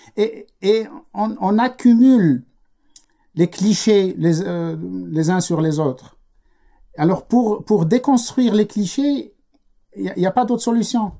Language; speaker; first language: French; non-native, local second language; Arabic